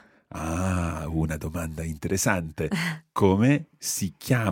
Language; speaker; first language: Italian; non-native, fluent; English